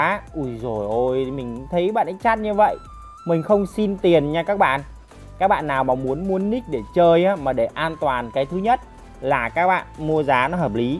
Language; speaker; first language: Vietnamese; native; Vietnamese